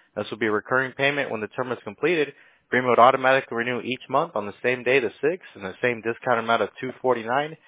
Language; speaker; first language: English; early bilingual, other home language; Spanish